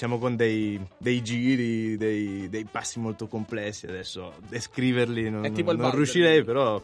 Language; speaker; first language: Italian; non-native, fluent; Spanish